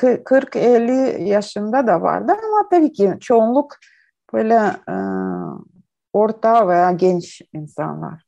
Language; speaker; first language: Turkish; non-native, learner; Ukrainian